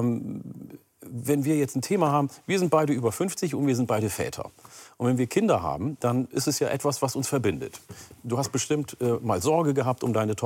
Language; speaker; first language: German; early bilingual, other home language; Oromo